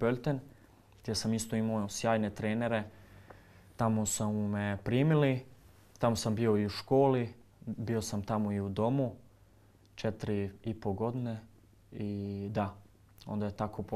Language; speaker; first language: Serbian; early bilingual, heritage; Croatian